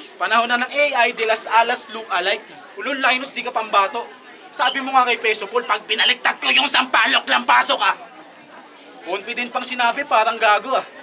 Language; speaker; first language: Filipino; native; Filipino